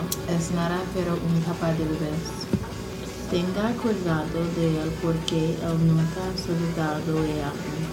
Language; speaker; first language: Spanish; non-native, learner; English